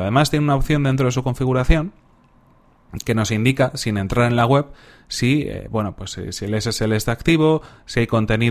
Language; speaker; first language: Spanish; native; Spanish